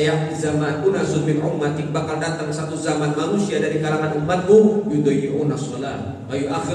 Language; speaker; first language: Indonesian; native; Indonesian